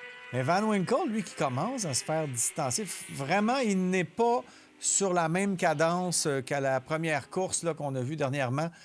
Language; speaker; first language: French; native; French